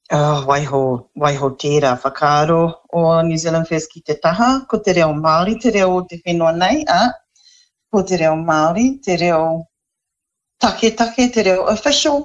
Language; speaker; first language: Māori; non-native, local second language; English